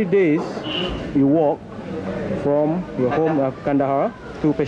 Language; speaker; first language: English; non-native, local second language; Malay